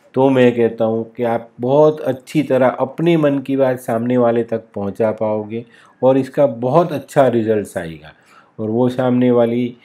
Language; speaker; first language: Hindi; non-native, local second language; Gujarati